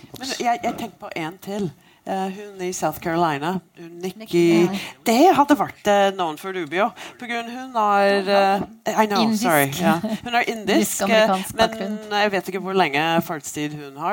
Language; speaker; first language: Norwegian; non-native, fluent; English